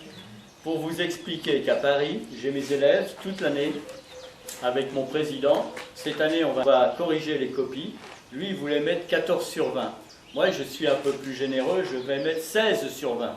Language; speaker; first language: French; native; French